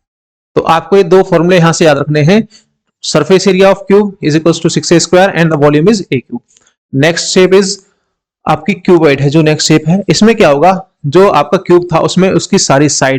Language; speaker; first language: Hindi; native; Hindi